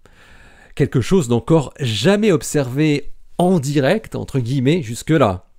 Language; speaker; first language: French; native; French